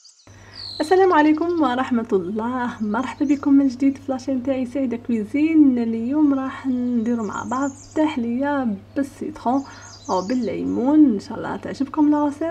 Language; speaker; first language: Arabic; native; Arabic